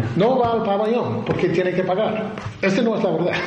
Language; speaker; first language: Spanish; non-native, learner; English